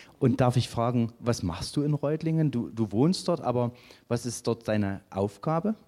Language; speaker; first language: German; native; German